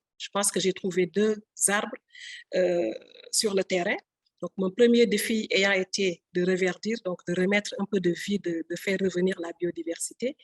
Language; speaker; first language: French; non-native, local second language; Wolof